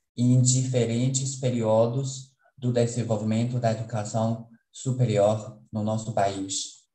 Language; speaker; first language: Portuguese; non-native, fluent; Chinese